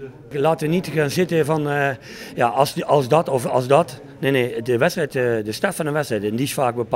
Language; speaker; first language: Dutch; native; Dutch